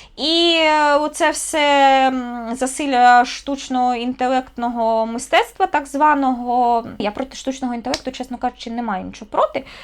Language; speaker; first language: Ukrainian; non-native, local second language; Russian